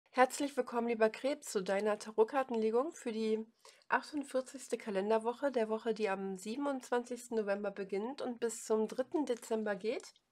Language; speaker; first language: German; native; German